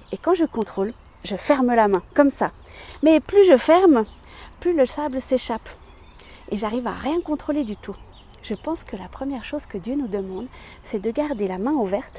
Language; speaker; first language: French; native; French